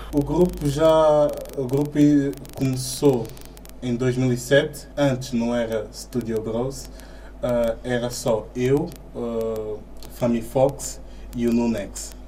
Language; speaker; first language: Portuguese; early bilingual, other home language; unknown